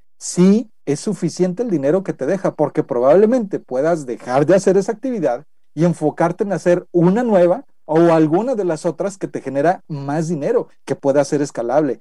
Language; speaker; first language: Spanish; native; Spanish